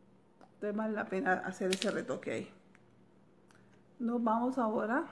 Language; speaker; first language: Spanish; native; Spanish